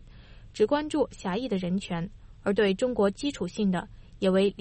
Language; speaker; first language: Chinese; native; Chinese